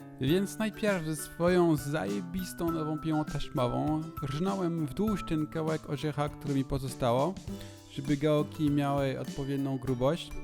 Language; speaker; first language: Polish; non-native, learner; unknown